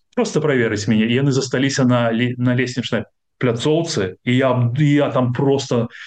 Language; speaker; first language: Belarusian; non-native, local second language; Russian